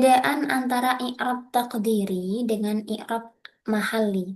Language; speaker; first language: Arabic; non-native, fluent; Indonesian